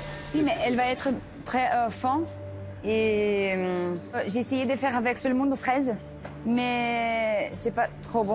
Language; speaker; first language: French; non-native, learner; Portuguese